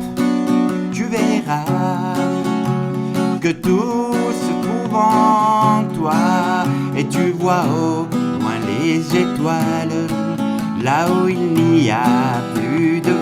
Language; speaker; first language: French; non-native, local second language; Kabyle